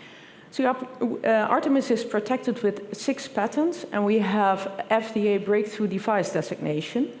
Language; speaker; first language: English; non-native, fluent; Dutch